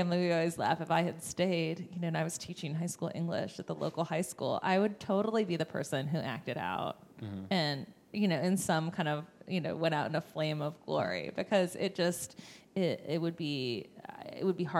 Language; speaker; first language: English; native; English